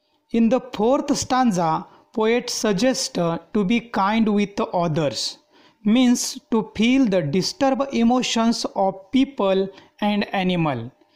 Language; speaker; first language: English; non-native, local second language; Marathi